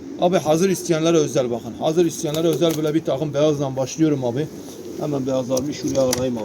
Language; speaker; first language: Turkish; native; Turkish